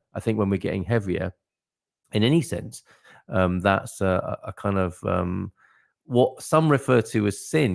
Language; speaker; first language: English; native; English